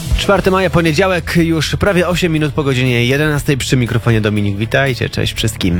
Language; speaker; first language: Polish; native; Polish